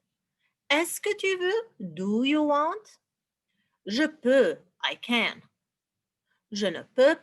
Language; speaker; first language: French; non-native, fluent; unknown